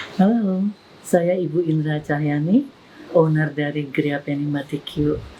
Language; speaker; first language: Indonesian; non-native, local second language; Javanese